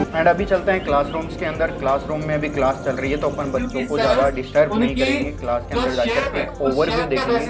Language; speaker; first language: Hindi; native; Hindi